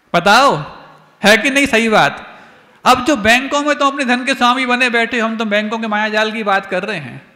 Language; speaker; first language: Hindi; native; Hindi